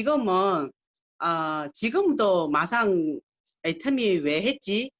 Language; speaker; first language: Korean; non-native, learner; Chinese